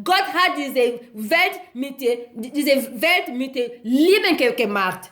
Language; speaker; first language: German; non-native, learner; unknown